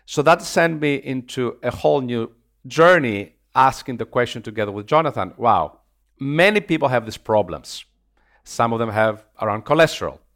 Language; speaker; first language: English; non-native, fluent; Greek